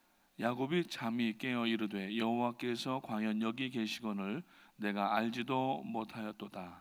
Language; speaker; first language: Korean; native; Korean